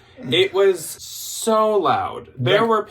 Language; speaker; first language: English; native; English